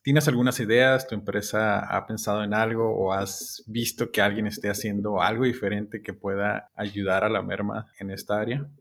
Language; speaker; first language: Spanish; native; Spanish